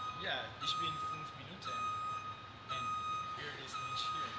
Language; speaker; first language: German; non-native, learner; English